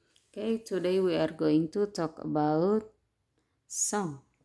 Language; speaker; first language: English; non-native, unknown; Indonesian